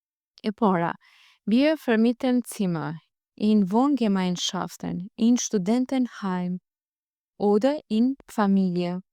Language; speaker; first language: German; non-native, fluent; Albanian